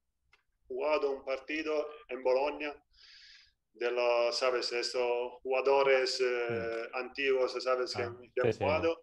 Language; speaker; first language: Spanish; non-native, fluent; Italian